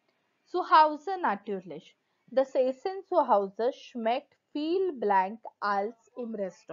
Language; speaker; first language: German; non-native, fluent; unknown